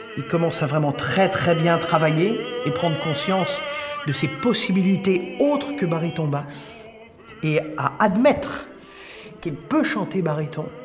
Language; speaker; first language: French; native; French